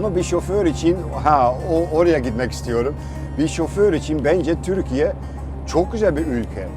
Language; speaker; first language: Turkish; non-native, fluent; Dutch